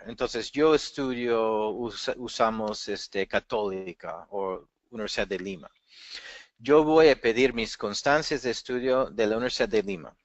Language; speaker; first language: Spanish; non-native, fluent; English